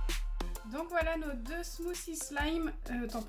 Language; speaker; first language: French; native; French